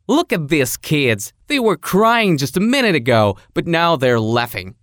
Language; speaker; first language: English; non-native, fluent; Russian